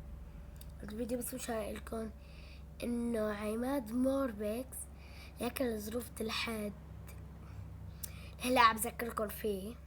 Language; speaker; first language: Arabic; native; Arabic